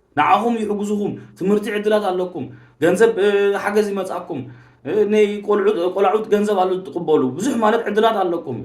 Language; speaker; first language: Tigrinya; early bilingual, heritage; Tigrinya